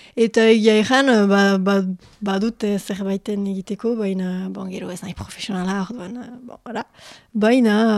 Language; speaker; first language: Basque; non-native, local second language; French